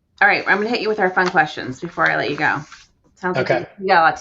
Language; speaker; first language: English; native; English